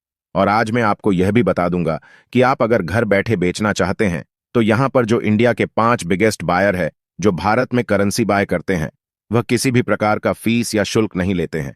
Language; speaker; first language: Hindi; native; Hindi